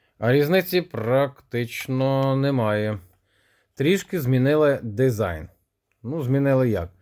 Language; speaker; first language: Ukrainian; non-native, local second language; Russian